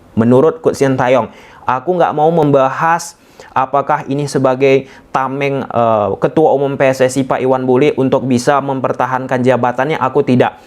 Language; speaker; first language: Indonesian; native; Indonesian